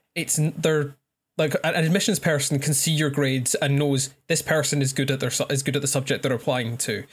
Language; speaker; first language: English; native; English